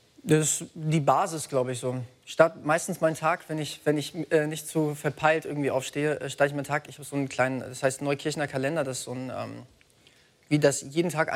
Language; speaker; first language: German; native; German